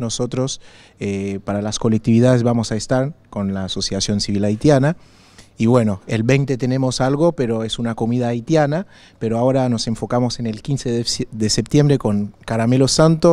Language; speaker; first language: Spanish; non-native, fluent; Haitian Creole